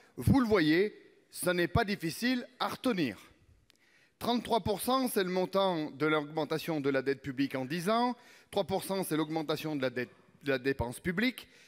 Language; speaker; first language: French; native; French